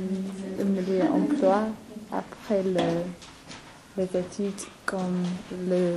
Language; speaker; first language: French; non-native, learner; English